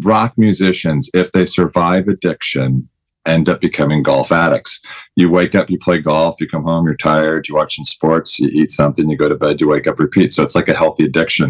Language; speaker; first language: English; native; English